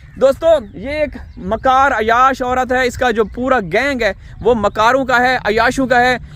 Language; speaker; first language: Urdu; non-native, local second language; Punjabi